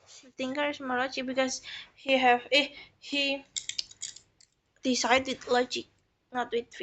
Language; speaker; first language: English; non-native, learner; Indonesian